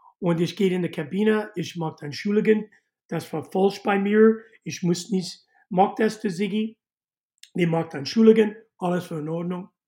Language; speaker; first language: German; non-native, learner; English